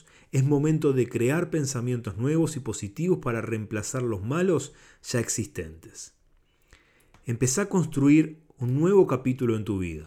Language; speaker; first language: Spanish; native; Spanish